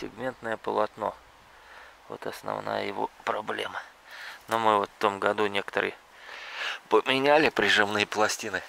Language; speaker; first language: Russian; native; Russian